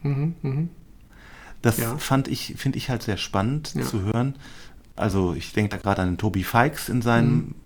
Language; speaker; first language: German; native; German